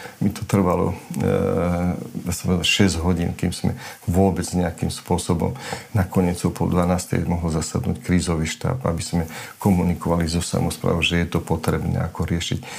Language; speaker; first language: Slovak; non-native, local second language; Romany